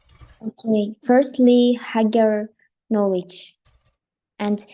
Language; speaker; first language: English; non-native, learner; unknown